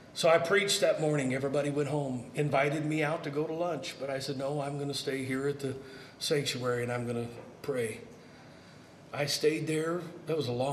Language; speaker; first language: English; native; English